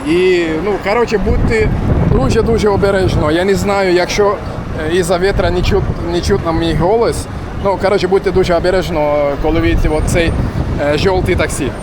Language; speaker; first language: Ukrainian; non-native, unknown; Turkish